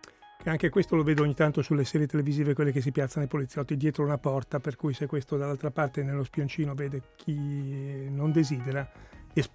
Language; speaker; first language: Italian; native; Italian